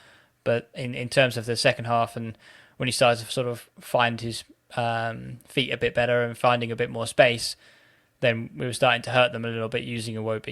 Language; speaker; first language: English; native; English